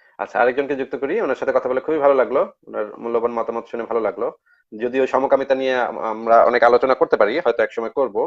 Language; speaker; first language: Bangla; native; Bangla